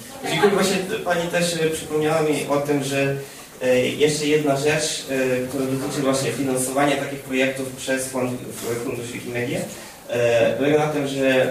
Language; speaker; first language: Polish; non-native, fluent; Ukrainian